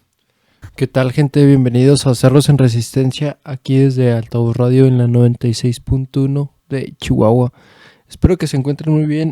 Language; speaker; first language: Spanish; native; Spanish